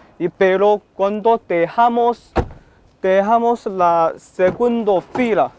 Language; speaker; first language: Spanish; non-native, learner; Chinese